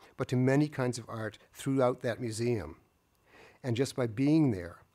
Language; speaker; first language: English; native; English